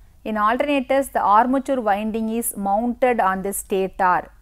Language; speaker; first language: English; non-native, local second language; Tamil